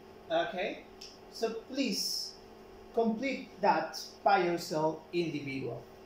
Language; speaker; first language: English; non-native, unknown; Spanish